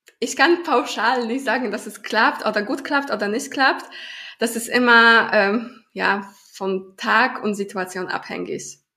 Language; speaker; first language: German; non-native, fluent; Polish